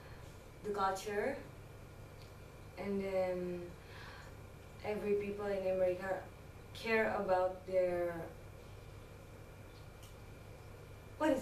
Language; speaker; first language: English; non-native, learner; Indonesian